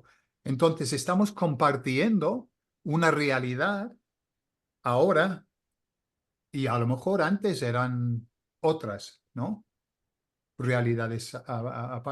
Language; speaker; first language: Spanish; non-native, fluent; English